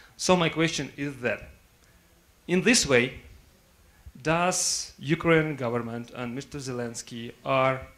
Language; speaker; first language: English; non-native, fluent; Russian